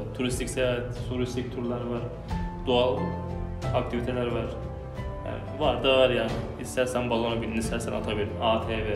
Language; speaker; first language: Turkish; native; Turkish